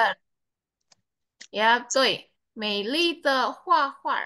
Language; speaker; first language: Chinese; non-native, fluent; Indonesian